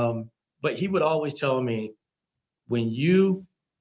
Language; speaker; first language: English; native; English